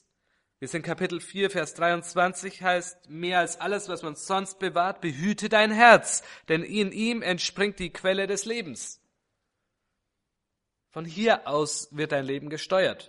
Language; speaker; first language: German; native; German